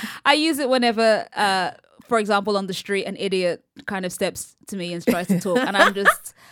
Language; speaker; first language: English; native; English